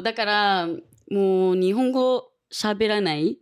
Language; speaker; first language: Japanese; early bilingual, other home language; English